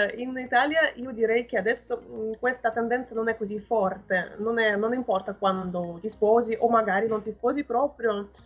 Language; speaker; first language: Italian; non-native, fluent; Russian